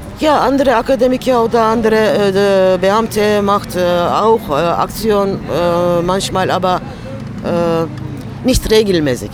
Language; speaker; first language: German; non-native, learner; Turkish